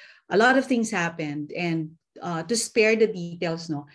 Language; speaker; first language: English; non-native, local second language; Filipino